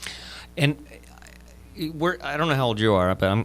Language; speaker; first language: English; native; English